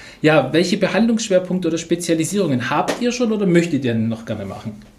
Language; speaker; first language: German; native; German